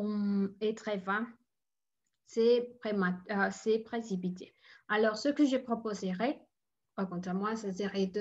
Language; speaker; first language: French; non-native, learner; Spanish